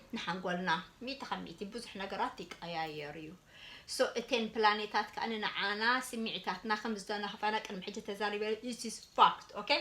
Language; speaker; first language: Tigrinya; early bilingual, heritage; Tigrinya